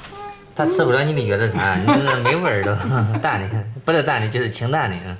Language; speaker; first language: Chinese; native; Chinese